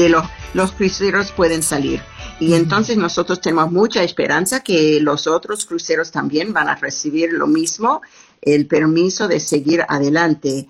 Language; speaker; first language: Spanish; non-native, fluent; English